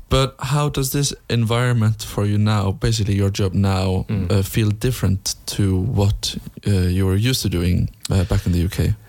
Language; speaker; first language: English; non-native, fluent; Icelandic